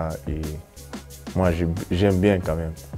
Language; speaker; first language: French; non-native, fluent; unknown